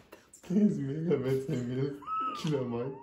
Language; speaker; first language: French; native; French